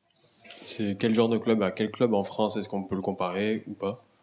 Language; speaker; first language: French; native; French